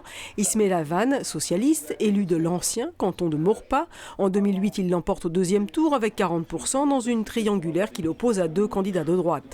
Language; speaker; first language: French; native; French